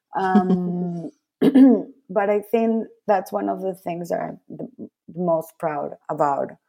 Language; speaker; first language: English; non-native, fluent; Spanish